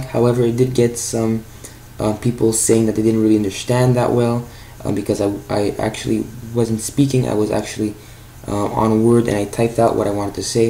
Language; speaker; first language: English; native; English